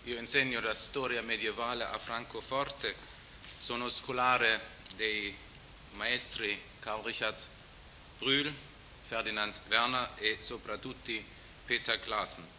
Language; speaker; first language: Italian; non-native, learner; German